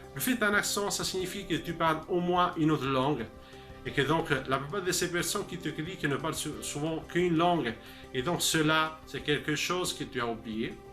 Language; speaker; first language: French; non-native, fluent; Italian